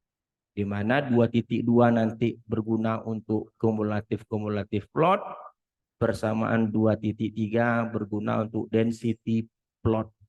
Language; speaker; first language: Indonesian; native; Indonesian